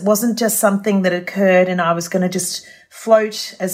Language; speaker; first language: English; native; English